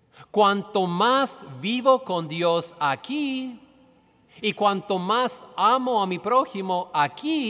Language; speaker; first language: Spanish; non-native, fluent; English